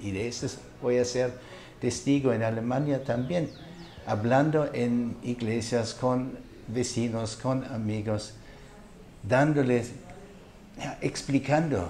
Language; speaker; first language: Spanish; non-native, fluent; German